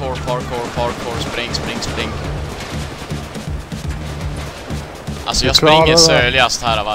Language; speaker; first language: Swedish; native; Swedish